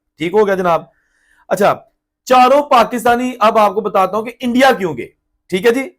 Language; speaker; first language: Urdu; non-native, local second language; Punjabi